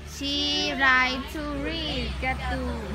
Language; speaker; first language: English; non-native, learner; Thai